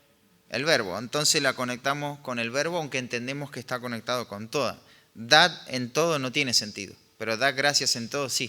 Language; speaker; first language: Spanish; native; Spanish